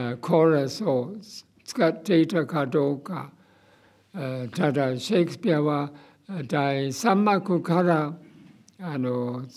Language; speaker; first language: Japanese; non-native, fluent; English